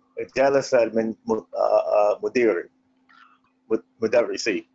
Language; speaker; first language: Arabic; non-native, learner; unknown